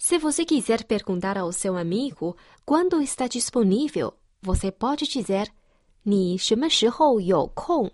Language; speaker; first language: Portuguese; non-native, fluent; Chinese